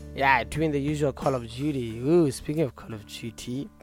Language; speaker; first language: English; non-native, local second language; Tswana